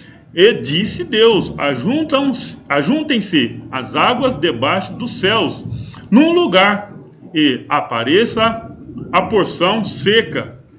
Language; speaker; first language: Portuguese; native; Portuguese